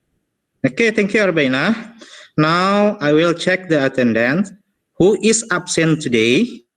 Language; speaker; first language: English; non-native, learner; Indonesian